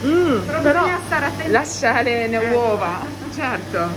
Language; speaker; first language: Italian; non-native, learner; Japanese